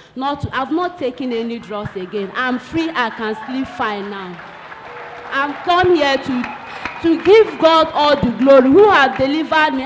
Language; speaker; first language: English; non-native, local second language; Igbo